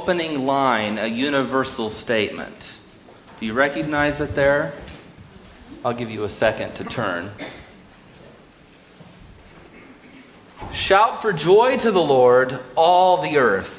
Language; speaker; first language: English; native; English